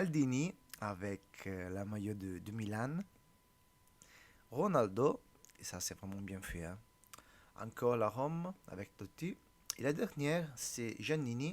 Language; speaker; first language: French; non-native, learner; Italian